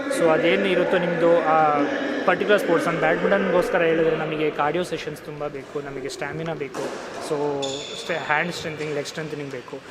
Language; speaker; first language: Kannada; non-native, local second language; Hindi